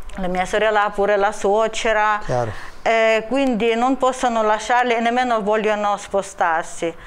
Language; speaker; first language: Italian; non-native, learner; Ukrainian